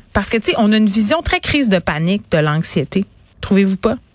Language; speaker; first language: French; native; French